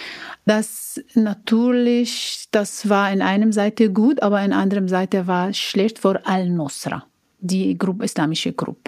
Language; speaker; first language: German; non-native, learner; Arabic